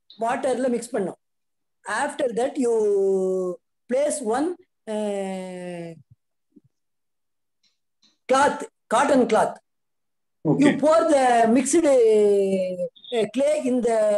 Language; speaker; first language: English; non-native, learner; Tamil